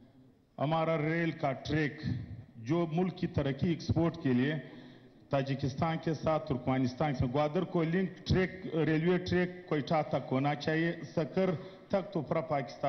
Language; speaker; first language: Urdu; non-native, local second language; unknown